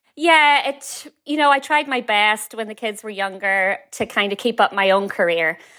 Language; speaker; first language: English; native; English